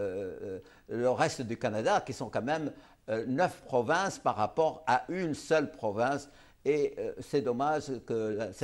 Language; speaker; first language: French; non-native, local second language; Arabic